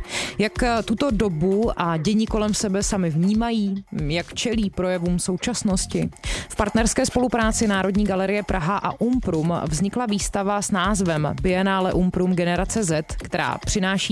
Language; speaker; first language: Czech; native; Czech